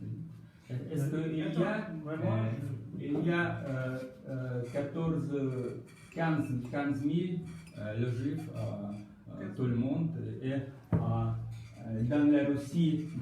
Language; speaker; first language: French; non-native, learner; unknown